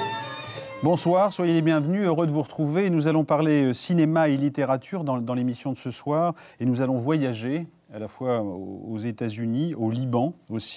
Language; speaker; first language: French; native; French